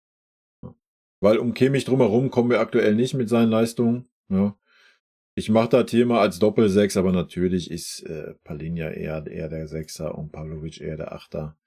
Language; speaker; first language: German; native; German